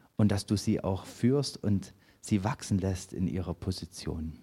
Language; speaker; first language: German; native; German